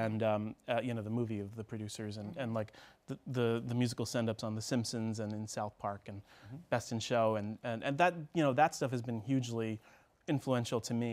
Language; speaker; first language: English; native; English